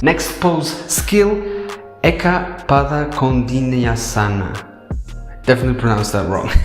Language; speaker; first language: English; non-native, fluent; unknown